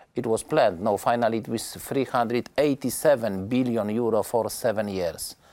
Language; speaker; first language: English; non-native, learner; Polish